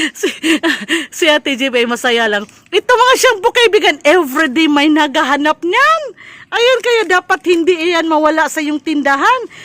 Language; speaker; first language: Filipino; non-native, local second language; Cebuano